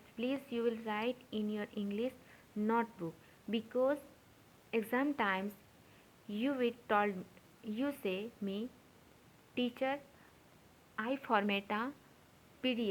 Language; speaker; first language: English; non-native, local second language; Gujarati